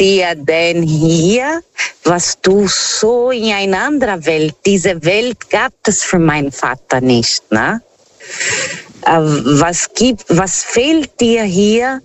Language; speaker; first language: German; non-native, fluent; Portuguese